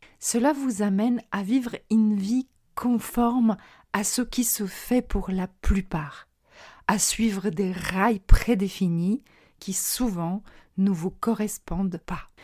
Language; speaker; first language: French; non-native, fluent; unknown